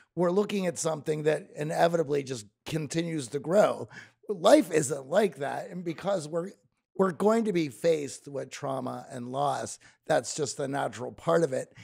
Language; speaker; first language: English; native; English